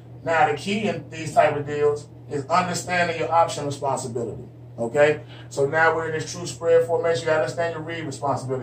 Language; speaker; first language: English; native; English